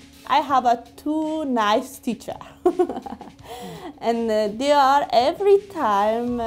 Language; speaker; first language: English; non-native, learner; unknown